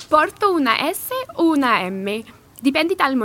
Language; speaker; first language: Italian; non-native, learner; English